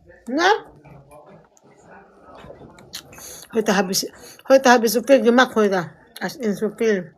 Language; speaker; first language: German; non-native, learner; Cebuano